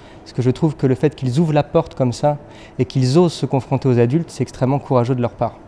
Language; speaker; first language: French; native; French